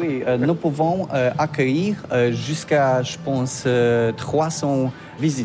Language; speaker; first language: French; non-native, learner; Polish